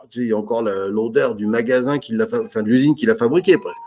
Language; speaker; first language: French; native; French